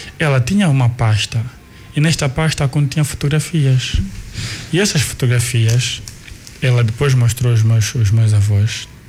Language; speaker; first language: Portuguese; non-native, local second language; Kongo